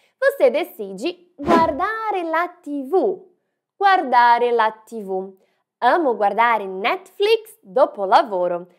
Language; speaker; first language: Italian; non-native, fluent; Portuguese